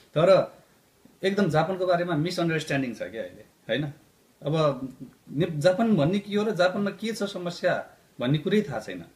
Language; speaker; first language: Nepali; native; Nepali